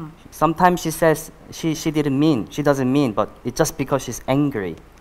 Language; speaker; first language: English; non-native, fluent; Korean